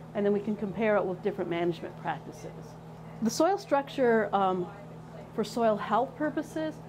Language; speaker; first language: English; native; English